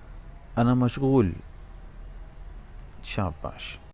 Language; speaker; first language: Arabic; non-native, fluent; Urdu